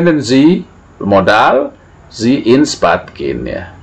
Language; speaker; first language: German; non-native, fluent; Indonesian